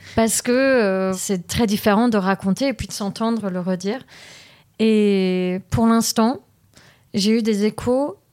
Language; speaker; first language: French; early bilingual, heritage; French